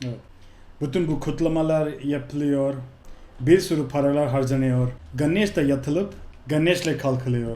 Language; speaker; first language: Turkish; non-native, fluent; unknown